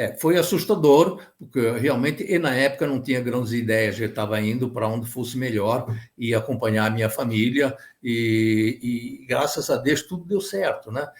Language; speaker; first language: Portuguese; native; Portuguese